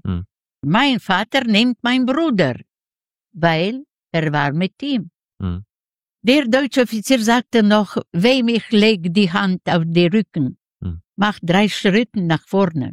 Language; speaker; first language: German; non-native, learner; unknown